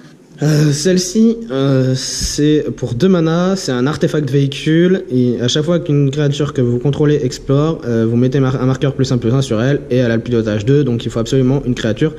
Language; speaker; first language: French; native; French